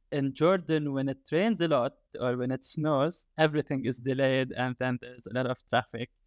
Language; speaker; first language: English; non-native, fluent; Arabic